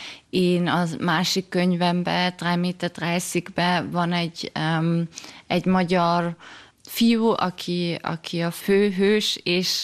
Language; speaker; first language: Hungarian; early bilingual, heritage; German